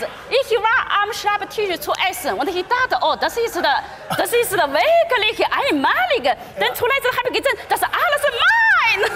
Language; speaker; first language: German; non-native, fluent; Chinese